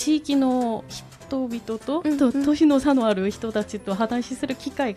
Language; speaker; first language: Japanese; non-native, fluent; Korean